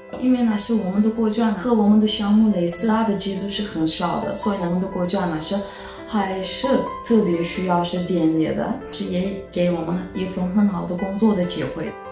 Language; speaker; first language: Chinese; non-native, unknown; Turkish